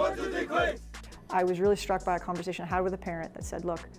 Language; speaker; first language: English; native; English